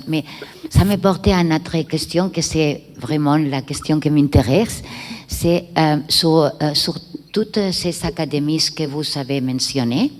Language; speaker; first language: French; non-native, learner; Catalan